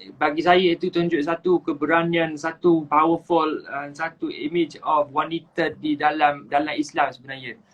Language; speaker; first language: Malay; native; Malay